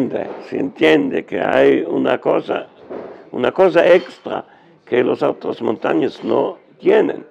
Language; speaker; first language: Spanish; non-native, learner; German